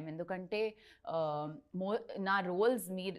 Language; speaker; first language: Telugu; non-native, learner; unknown